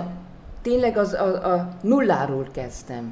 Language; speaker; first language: Hungarian; non-native, fluent; German